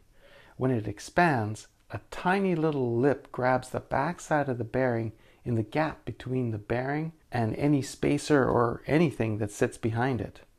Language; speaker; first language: English; native; English